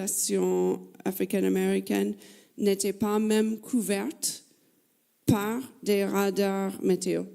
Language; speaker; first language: French; non-native, fluent; English